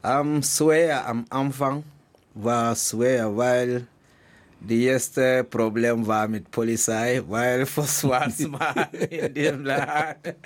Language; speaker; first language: German; non-native, learner; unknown